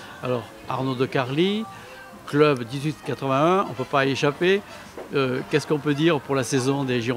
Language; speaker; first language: French; native; French